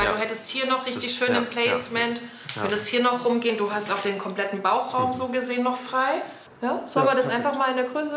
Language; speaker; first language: German; native; German